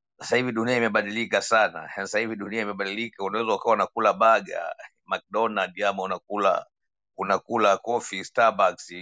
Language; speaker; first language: Swahili; native; Swahili